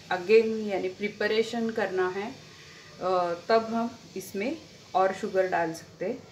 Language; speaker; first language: Hindi; non-native, local second language; Marathi